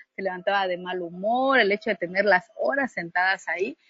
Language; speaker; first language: Spanish; native; Spanish